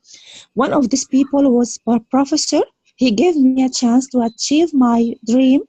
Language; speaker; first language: English; non-native, learner; Arabic